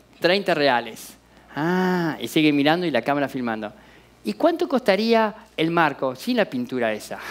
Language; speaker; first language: Spanish; native; Spanish